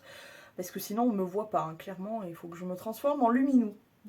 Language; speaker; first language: French; native; French